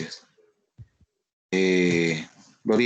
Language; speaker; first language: Spanish; native; Spanish